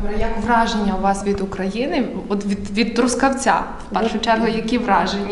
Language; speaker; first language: Ukrainian; native; Ukrainian